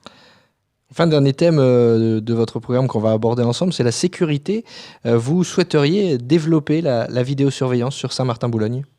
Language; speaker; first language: French; native; French